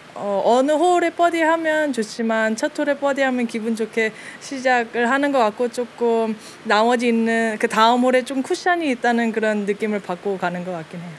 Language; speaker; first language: Korean; early bilingual, heritage; Korean